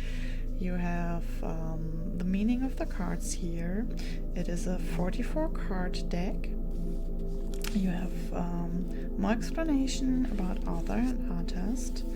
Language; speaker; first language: English; non-native, fluent; German